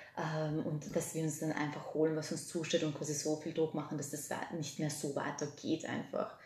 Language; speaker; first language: German; early bilingual, other home language; Serbian